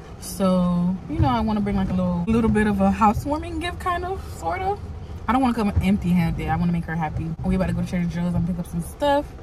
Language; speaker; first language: English; native; English